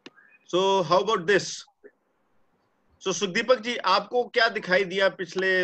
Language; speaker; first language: Hindi; native; Hindi